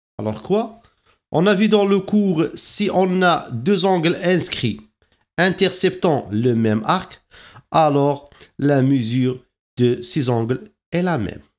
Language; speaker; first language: French; non-native, local second language; Arabic